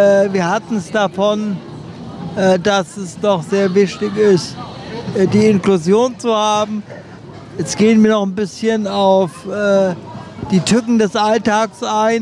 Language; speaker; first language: German; native; German